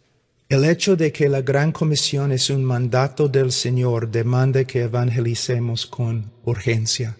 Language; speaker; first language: Spanish; non-native, fluent; English